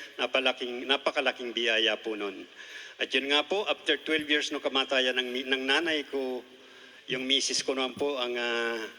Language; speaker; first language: Filipino; native; Filipino